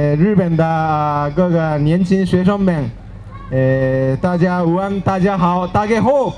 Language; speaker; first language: Chinese; non-native, fluent; Japanese